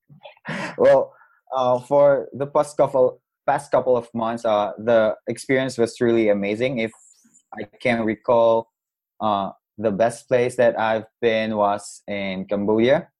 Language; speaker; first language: English; non-native, local second language; Cebuano